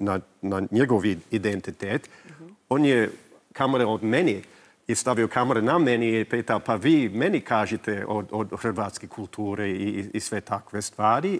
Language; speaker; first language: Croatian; early bilingual, heritage; English